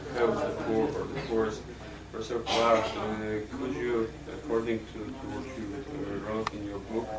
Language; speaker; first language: English; non-native, fluent; Polish